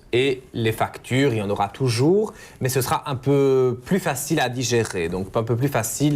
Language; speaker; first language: French; native; French